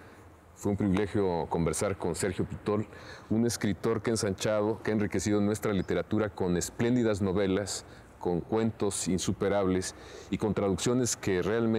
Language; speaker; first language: Spanish; native; Spanish